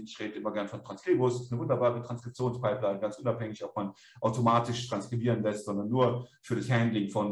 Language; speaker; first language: German; native; German